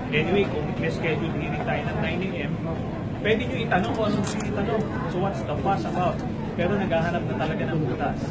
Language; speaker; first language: Filipino; native; Filipino